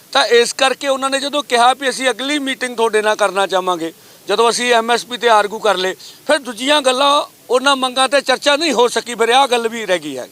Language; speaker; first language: Hindi; non-native, local second language; Punjabi